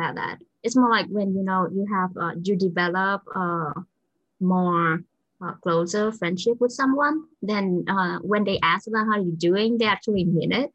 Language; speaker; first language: English; non-native, fluent; Vietnamese